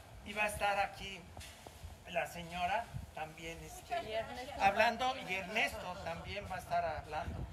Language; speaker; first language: Spanish; native; Spanish